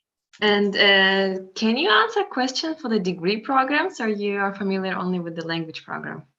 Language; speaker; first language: English; non-native, fluent; Turkish